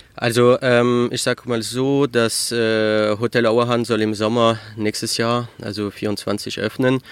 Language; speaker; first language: German; early bilingual, heritage; French